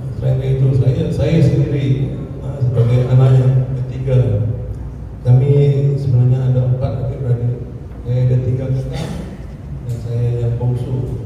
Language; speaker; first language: Malay; native; Malay